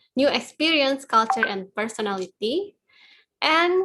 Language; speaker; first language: English; non-native, fluent; Dutch